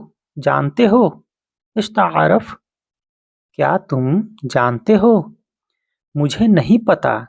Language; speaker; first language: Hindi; native; Hindi